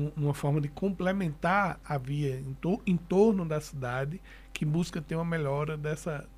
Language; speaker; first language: Portuguese; native; Portuguese